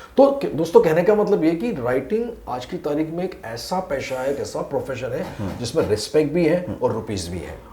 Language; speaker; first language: Hindi; non-native, local second language; Gujarati